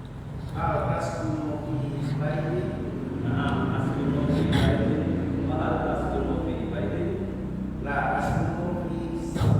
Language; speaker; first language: Arabic; non-native, learner; Indonesian